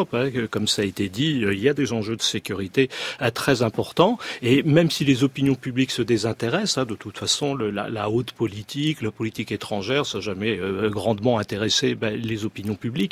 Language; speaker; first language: French; native; French